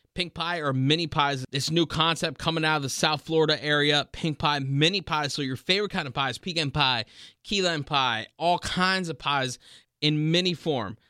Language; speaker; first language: English; native; English